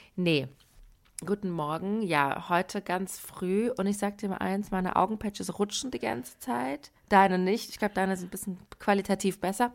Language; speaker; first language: German; early bilingual, other home language; Persian